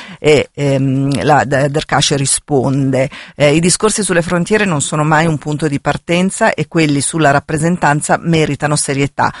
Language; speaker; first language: Italian; native; Italian